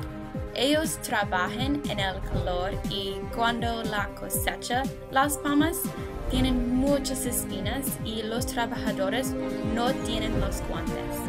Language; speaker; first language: Spanish; non-native, learner; English